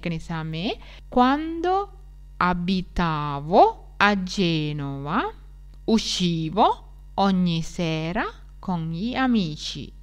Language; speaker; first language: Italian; non-native, fluent; Sinhala